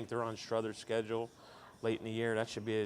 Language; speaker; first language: English; native; English